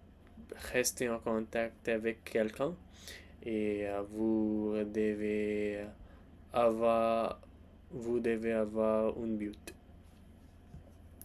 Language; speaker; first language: French; non-native, learner; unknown